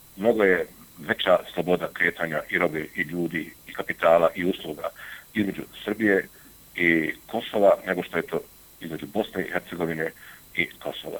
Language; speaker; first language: Bosnian; native; Bosnian